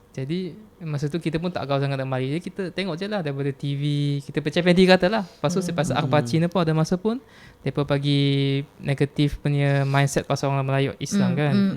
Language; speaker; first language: Malay; non-native, local second language; Chinese